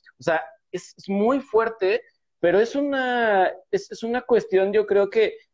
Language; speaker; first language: Spanish; native; Spanish